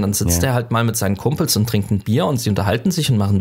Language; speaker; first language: German; native; German